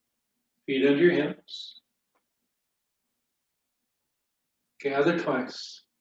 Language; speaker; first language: English; native; English